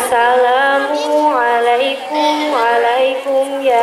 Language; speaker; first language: Arabic; non-native, learner; Indonesian